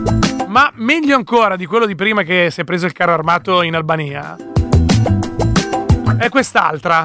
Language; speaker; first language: Italian; native; Italian